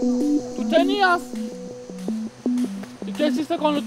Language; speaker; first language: Spanish; non-native, learner; Haitian Creole